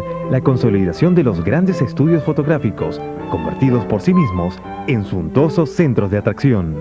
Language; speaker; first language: Spanish; native; Spanish